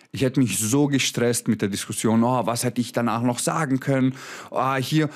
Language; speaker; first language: German; early bilingual, other home language; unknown